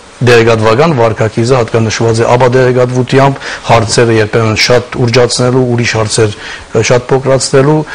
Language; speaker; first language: Armenian; early bilingual, heritage; Armenian